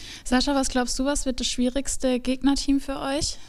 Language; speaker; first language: German; native; German